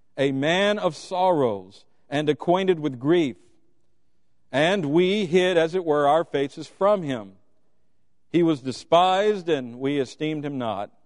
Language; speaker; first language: English; native; English